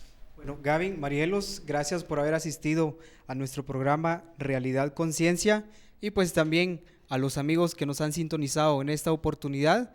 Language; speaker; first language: Spanish; native; Spanish